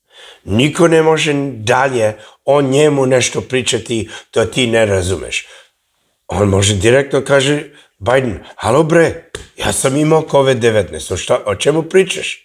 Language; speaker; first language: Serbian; early bilingual, heritage; English